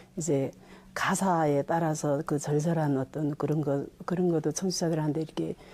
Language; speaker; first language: Korean; early bilingual, heritage; Korean